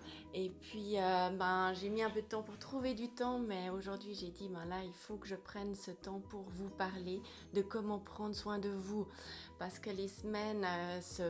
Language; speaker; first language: French; native; French